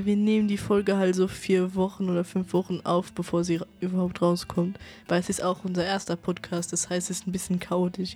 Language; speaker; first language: German; native; German